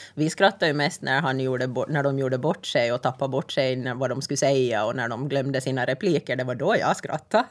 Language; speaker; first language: Swedish; native; Swedish